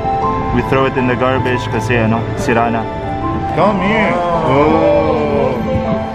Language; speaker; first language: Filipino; non-native, learner; Arabic